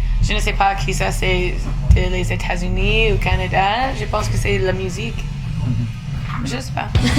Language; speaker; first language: French; non-native, learner; English